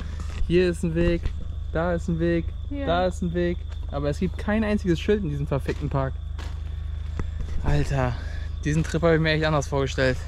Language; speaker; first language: German; native; German